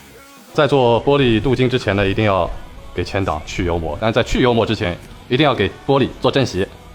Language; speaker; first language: Chinese; native; Chinese